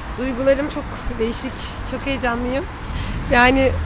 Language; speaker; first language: Turkish; native; Turkish